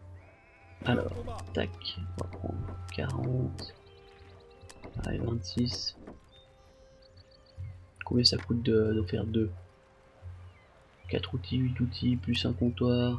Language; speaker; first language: French; native; French